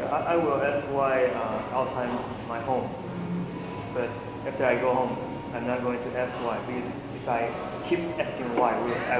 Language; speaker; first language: English; non-native, learner; Chinese